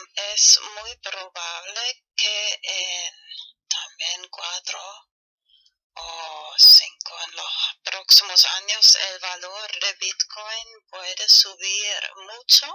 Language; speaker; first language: Spanish; non-native, learner; German